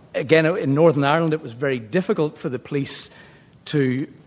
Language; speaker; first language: English; native; English